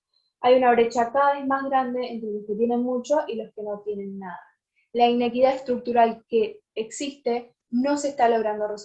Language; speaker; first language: Spanish; native; Spanish